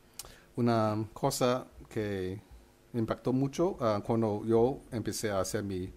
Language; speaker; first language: Spanish; non-native, fluent; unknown